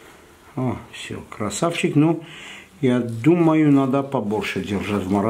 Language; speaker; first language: Russian; non-native, fluent; Armenian